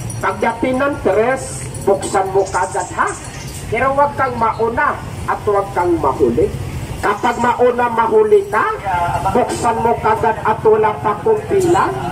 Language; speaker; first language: Filipino; non-native, local second language; Cebuano